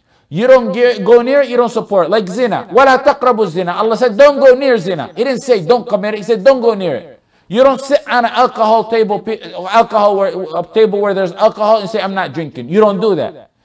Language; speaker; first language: English; early bilingual, other home language; Arabic